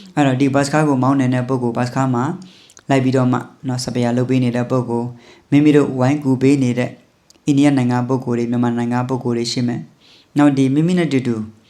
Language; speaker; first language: Burmese; native; Burmese